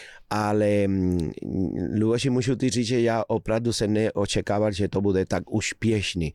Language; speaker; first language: Czech; non-native, fluent; Spanish